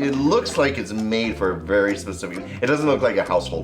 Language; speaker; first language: English; native; English